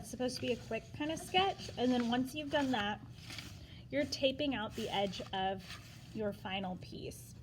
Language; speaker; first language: English; native; English